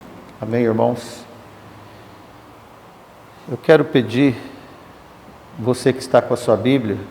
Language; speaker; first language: Portuguese; native; Portuguese